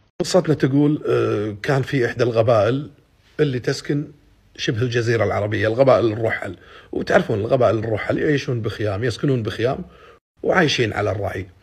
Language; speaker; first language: Arabic; native; Arabic